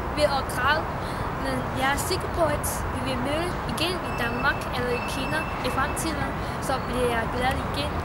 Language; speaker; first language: Danish; non-native, learner; Chinese